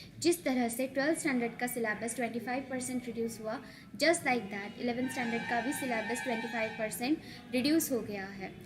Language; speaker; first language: Hindi; non-native, local second language; Marathi